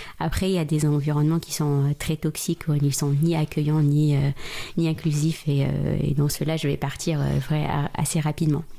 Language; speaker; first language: French; non-native, local second language; Arabic